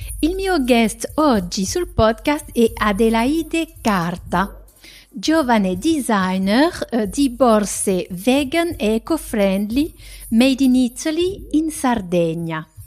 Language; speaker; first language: Italian; non-native, fluent; French